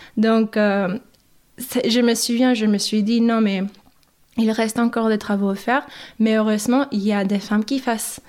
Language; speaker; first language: French; non-native, fluent; English